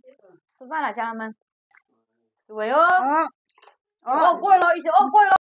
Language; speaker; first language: Chinese; native; Chinese